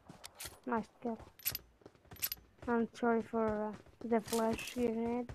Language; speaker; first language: English; non-native, learner; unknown